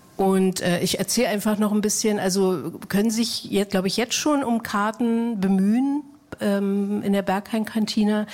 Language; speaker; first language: German; native; German